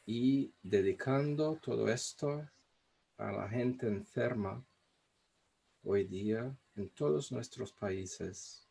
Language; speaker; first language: Spanish; non-native, fluent; Portuguese